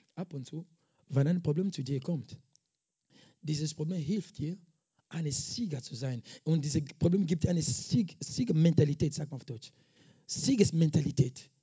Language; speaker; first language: German; non-native, fluent; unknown